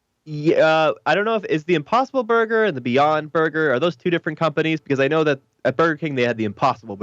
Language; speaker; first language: English; native; English